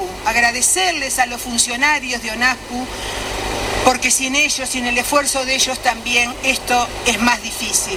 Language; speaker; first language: Spanish; native; Spanish